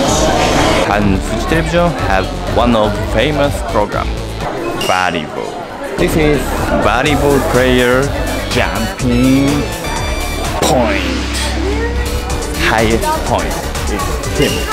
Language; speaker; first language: English; non-native, learner; Japanese